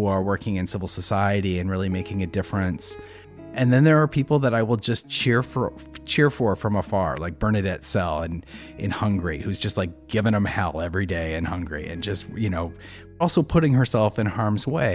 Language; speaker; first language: English; native; English